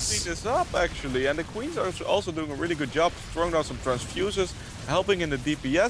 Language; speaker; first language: English; non-native, fluent; Dutch